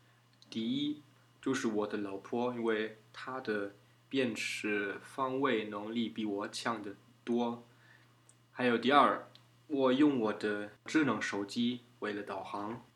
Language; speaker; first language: Chinese; non-native, fluent; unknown